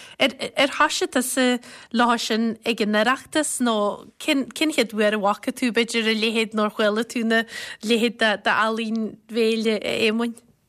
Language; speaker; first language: Irish; native; Irish